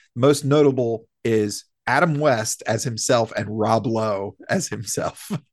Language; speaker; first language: English; native; English